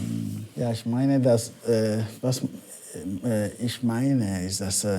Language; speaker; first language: German; non-native, learner; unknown